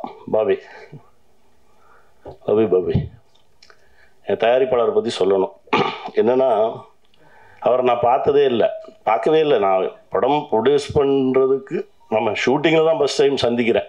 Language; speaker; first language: Tamil; native; Tamil